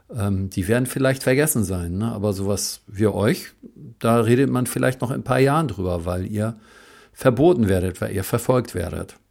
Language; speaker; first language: German; native; German